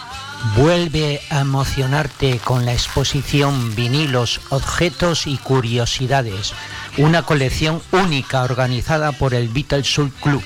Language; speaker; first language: Spanish; native; Spanish